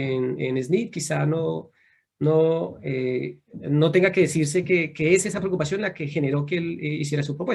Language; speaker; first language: Spanish; native; Spanish